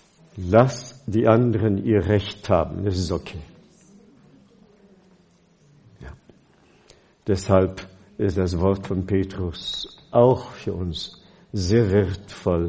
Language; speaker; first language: German; non-native, fluent; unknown